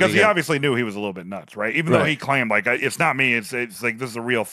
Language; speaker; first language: English; native; English